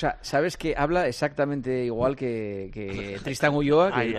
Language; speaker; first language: Spanish; native; Spanish